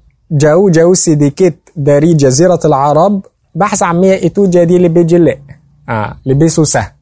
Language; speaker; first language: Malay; non-native, fluent; Arabic